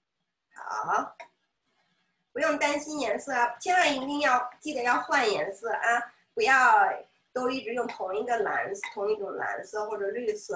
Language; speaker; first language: Chinese; native; Chinese